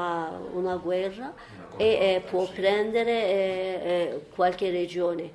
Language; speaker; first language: Italian; non-native, learner; Turkish